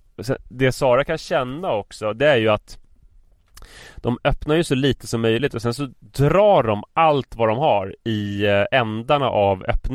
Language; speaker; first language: Swedish; native; Swedish